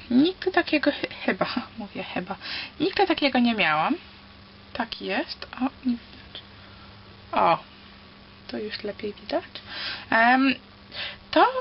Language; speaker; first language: Polish; early bilingual, heritage; Polish